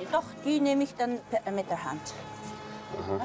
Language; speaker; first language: German; non-native, fluent; Mongolian